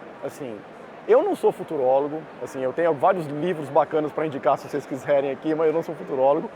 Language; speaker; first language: Portuguese; native; Portuguese